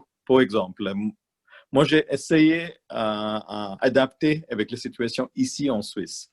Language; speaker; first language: French; non-native, learner; Malayalam